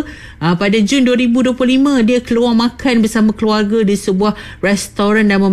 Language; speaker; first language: Malay; native; Malay